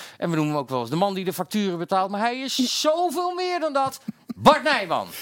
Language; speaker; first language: Dutch; native; Dutch